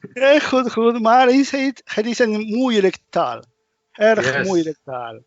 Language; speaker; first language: Dutch; non-native, learner; Spanish